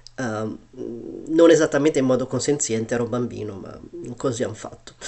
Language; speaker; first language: Italian; early bilingual, other home language; Chinese